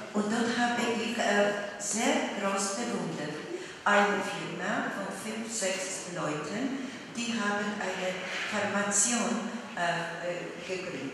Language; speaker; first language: German; non-native, fluent; Polish